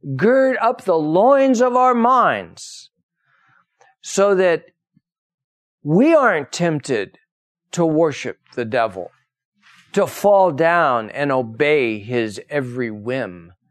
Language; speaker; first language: English; native; English